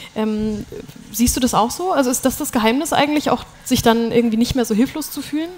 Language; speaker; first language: German; native; German